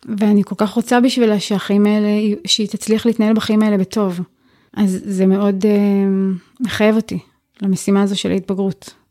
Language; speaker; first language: Hebrew; native; Hebrew